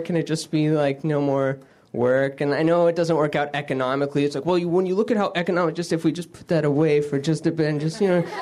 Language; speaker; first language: English; native; English